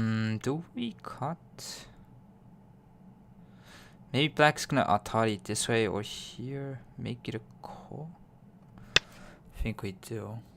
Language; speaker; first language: English; non-native, fluent; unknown